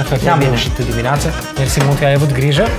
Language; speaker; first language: Romanian; native; Romanian